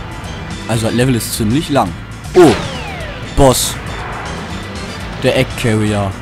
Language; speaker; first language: German; native; German